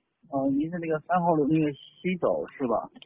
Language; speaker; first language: Chinese; native; Chinese